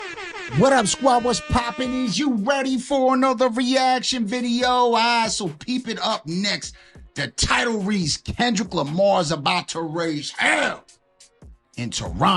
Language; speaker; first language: English; native; English